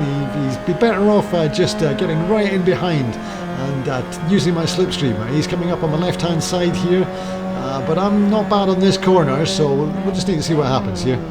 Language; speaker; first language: English; native; English